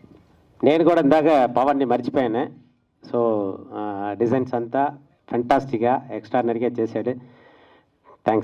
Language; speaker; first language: Telugu; native; Telugu